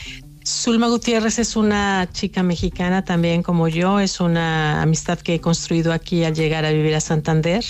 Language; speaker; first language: Spanish; native; Spanish